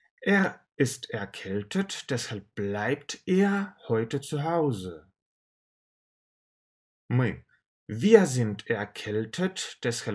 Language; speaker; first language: German; non-native, learner; Russian